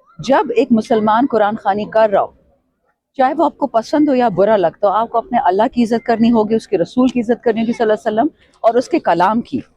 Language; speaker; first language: Urdu; non-native, local second language; Pashto